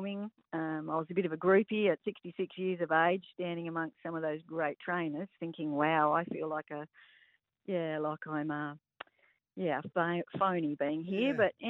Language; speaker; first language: English; native; English